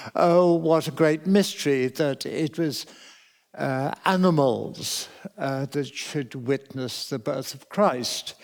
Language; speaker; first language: English; native; English